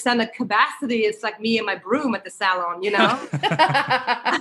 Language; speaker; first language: English; non-native, fluent; Dutch